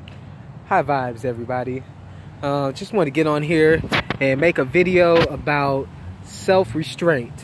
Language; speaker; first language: English; native; English